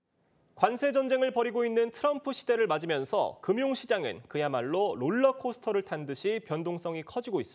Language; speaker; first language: Korean; native; Korean